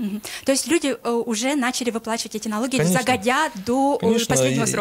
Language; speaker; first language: Russian; non-native, local second language; Kyrgyz